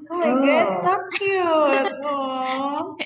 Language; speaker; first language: English; non-native, learner; Indonesian